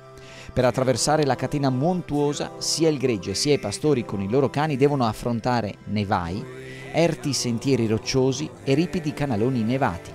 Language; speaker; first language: Italian; native; Italian